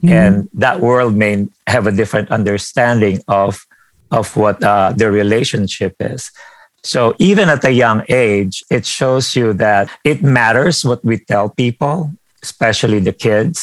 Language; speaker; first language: English; non-native, local second language; Filipino